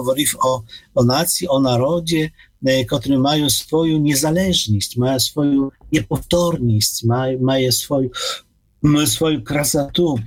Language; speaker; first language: Ukrainian; non-native, fluent; Polish